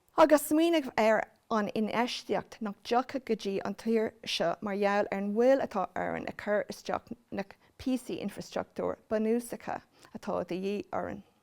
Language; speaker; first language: Irish; non-native, local second language; English